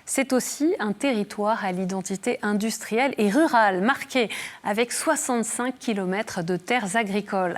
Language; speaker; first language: French; native; French